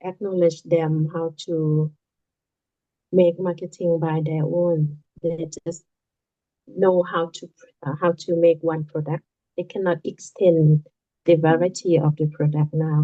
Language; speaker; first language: English; non-native, learner; Lao